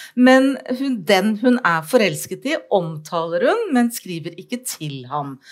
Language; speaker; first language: Norwegian; native; Norwegian